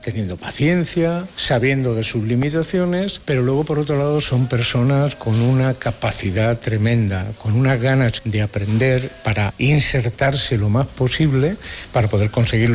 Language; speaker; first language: Spanish; native; Spanish